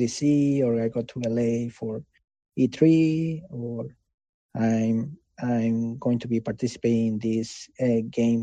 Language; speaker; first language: English; non-native, fluent; Spanish